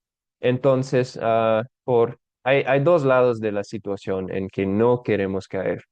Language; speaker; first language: Spanish; non-native, fluent; English